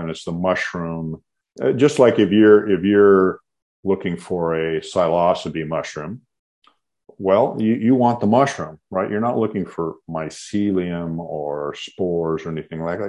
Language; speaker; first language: English; native; English